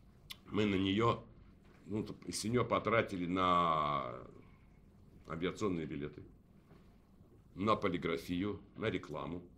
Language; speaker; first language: Russian; native; Russian